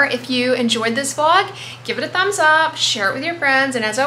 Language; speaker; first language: English; native; English